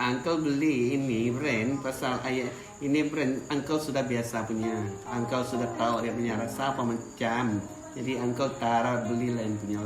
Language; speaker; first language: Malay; non-native, local second language; Tamil